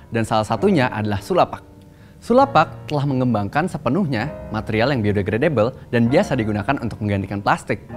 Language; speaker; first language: Indonesian; native; Indonesian